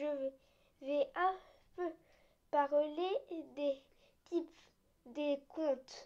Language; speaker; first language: French; native; French